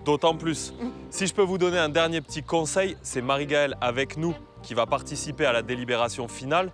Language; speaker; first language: French; native; French